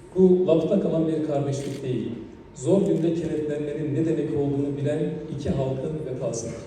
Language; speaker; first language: Turkish; native; Turkish